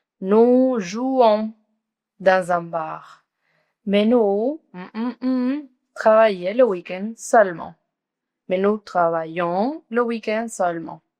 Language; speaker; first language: French; non-native, fluent; Spanish